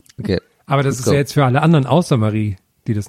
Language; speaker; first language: German; native; German